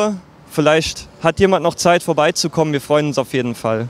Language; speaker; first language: German; native; German